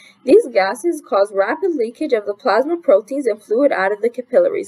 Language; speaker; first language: English; non-native, fluent; Arabic